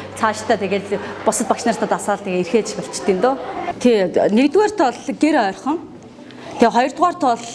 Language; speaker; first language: Mongolian; native; Mongolian